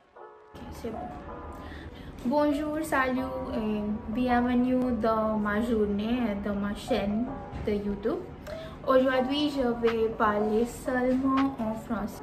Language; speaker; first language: French; non-native, fluent; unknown